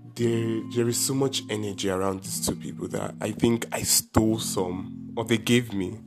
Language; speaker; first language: English; non-native, local second language; Igbo